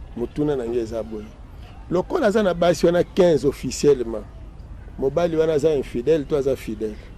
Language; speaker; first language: Lingala; non-native, local second language; Kongo